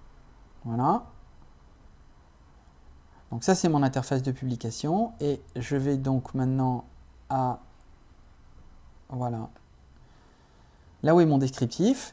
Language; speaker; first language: French; native; French